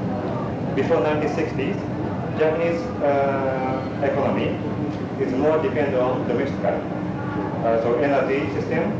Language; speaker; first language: English; non-native, learner; Japanese